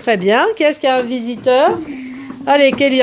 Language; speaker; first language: French; native; French